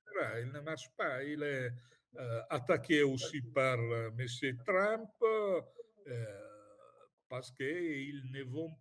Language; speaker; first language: French; non-native, fluent; Italian